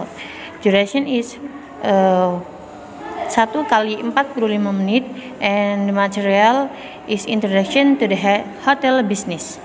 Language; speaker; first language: English; non-native, learner; Indonesian